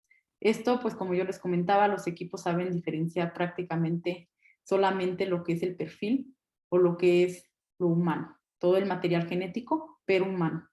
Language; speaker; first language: Spanish; native; Spanish